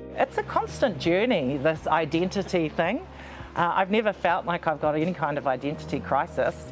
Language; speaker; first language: English; native; English